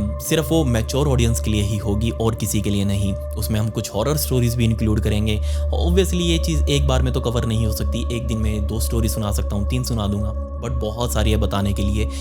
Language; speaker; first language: Hindi; native; Hindi